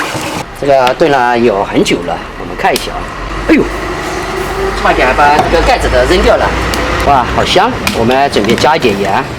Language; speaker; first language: Chinese; native; Chinese